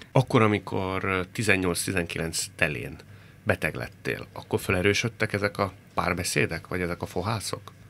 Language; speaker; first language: Hungarian; native; Hungarian